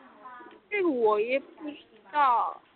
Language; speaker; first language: Chinese; non-native, learner; Korean